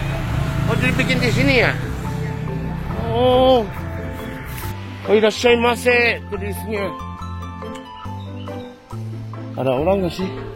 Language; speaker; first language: Indonesian; non-native, learner; Japanese